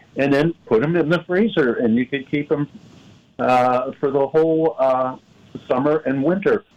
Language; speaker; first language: English; native; English